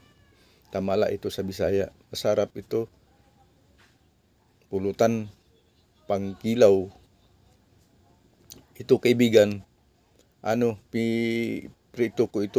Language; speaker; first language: Filipino; non-native, local second language; Cebuano